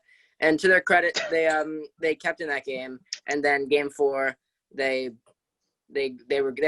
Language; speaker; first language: English; native; English